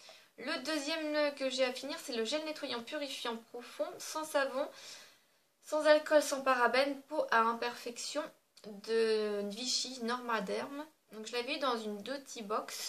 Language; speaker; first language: French; native; French